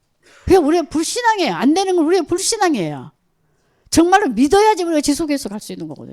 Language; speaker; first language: Korean; native; Korean